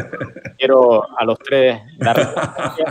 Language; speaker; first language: Spanish; native; Spanish